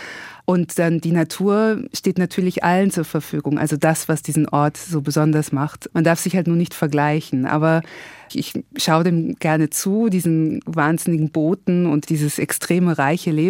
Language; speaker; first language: German; native; German